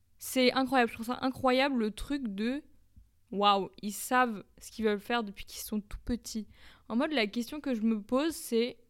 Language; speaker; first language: French; native; French